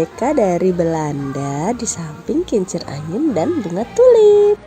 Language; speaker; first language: Indonesian; native; Indonesian